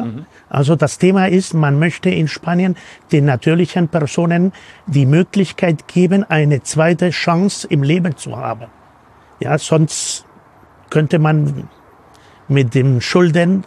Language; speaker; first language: German; non-native, fluent; Spanish